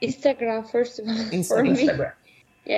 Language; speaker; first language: English; non-native, learner; Uzbek